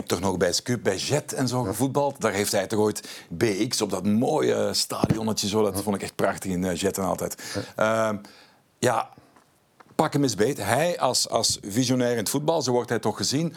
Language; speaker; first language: Dutch; native; Dutch